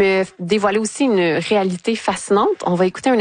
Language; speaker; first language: French; native; French